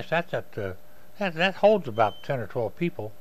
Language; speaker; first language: English; native; English